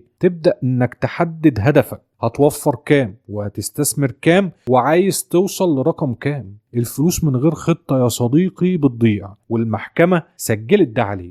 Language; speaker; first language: Arabic; native; Arabic